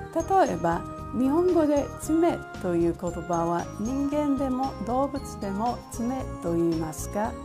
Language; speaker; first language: Japanese; non-native, fluent; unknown